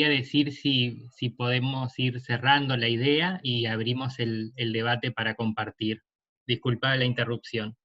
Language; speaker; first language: Spanish; native; Spanish